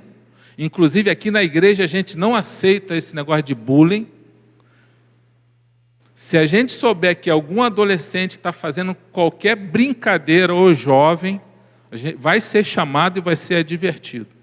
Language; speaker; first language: Portuguese; native; Portuguese